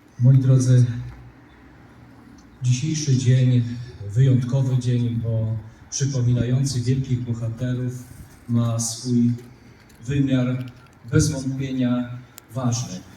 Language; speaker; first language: Polish; native; Polish